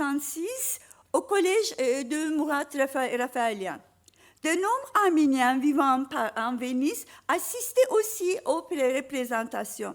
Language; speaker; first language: French; non-native, fluent; Turkish